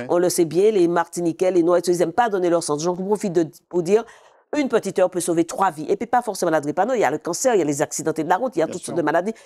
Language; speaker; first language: French; native; French